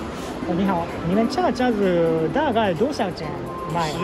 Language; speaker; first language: Chinese; non-native, learner; Japanese